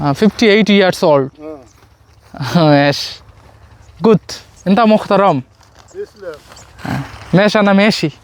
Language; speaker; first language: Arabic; non-native, learner; Bangla